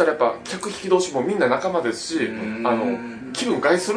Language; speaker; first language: Japanese; native; Japanese